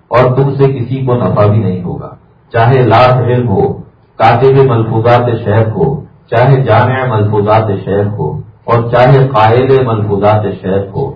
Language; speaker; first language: Urdu; native; Urdu